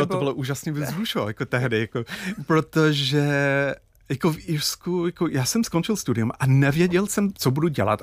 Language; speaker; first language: Czech; non-native, fluent; English